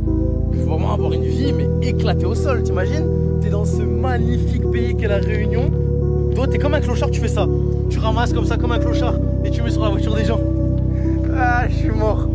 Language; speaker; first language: French; native; French